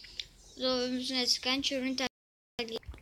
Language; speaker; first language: German; early bilingual, other home language; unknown